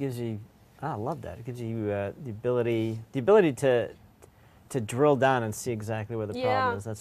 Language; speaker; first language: English; native; English